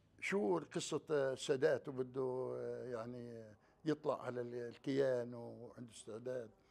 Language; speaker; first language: Arabic; native; Arabic